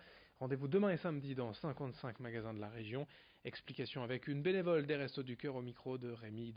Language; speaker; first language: French; native; French